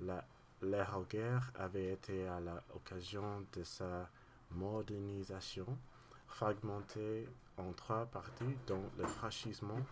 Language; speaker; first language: French; non-native, learner; English